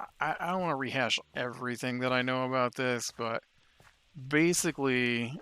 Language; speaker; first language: English; native; English